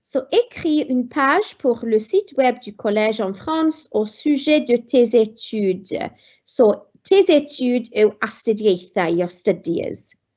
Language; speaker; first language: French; non-native, fluent; Welsh